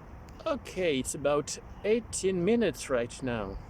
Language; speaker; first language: English; non-native, learner; French